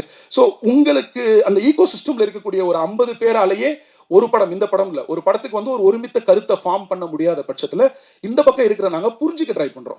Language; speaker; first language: Tamil; native; Tamil